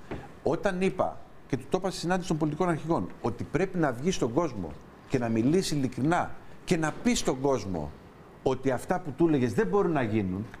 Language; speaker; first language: Greek; native; Greek